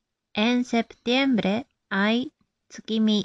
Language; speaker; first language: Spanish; non-native, fluent; Japanese